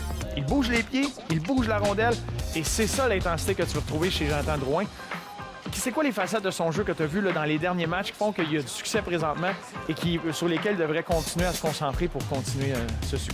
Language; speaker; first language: French; native; French